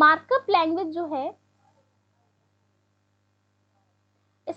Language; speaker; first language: Hindi; native; Hindi